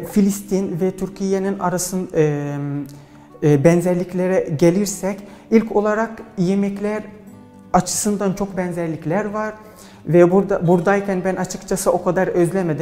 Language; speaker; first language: Turkish; non-native, fluent; Arabic